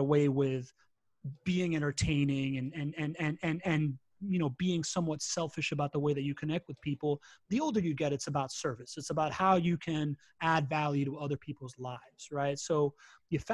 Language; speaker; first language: English; early bilingual, other home language; Spanish